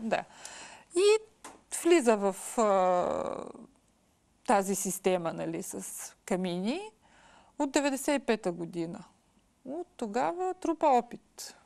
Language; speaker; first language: Bulgarian; early bilingual, heritage; Bulgarian